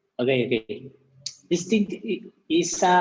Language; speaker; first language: English; non-native, learner; Spanish